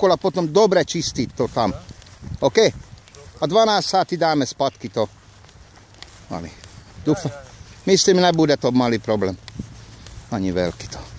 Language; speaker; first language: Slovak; non-native, learner; Hungarian